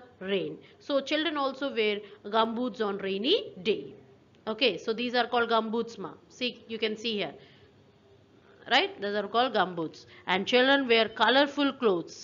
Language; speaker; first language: English; non-native, local second language; Telugu